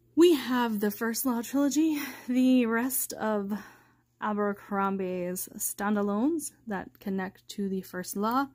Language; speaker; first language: English; native; English